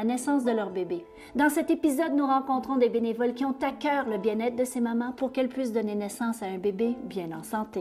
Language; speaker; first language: French; native; French